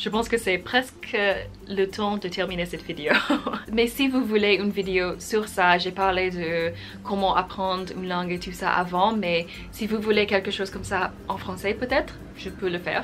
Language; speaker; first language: French; non-native, fluent; English